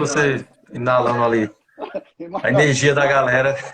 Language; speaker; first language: Portuguese; native; Portuguese